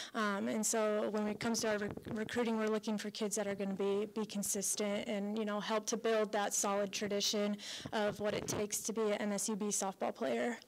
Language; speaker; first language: English; native; English